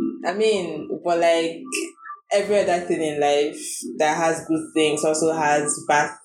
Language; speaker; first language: English; non-native, local second language; Igbo